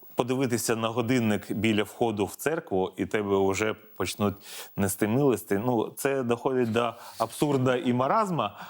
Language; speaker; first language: Ukrainian; native; Ukrainian